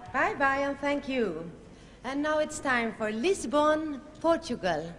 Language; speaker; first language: English; non-native, fluent; Swedish